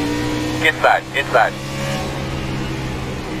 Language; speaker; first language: English; native; English